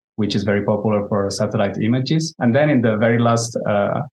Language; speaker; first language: English; non-native, fluent; Spanish